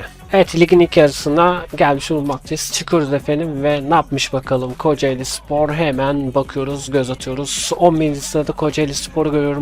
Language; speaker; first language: Turkish; native; Turkish